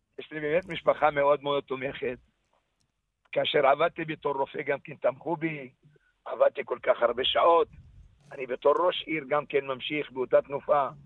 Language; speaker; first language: Hebrew; non-native, local second language; Arabic